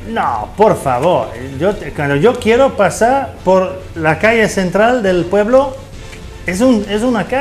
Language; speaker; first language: Spanish; non-native, fluent; English